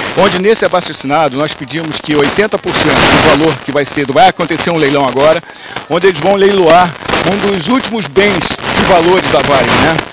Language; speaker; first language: Portuguese; native; Portuguese